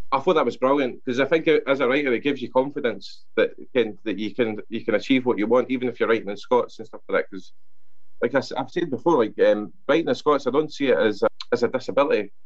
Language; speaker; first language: English; non-native, local second language; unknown